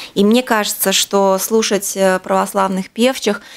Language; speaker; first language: Russian; native; Russian